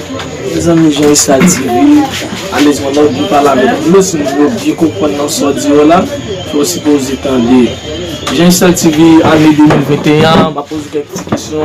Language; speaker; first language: French; non-native, learner; Haitian Creole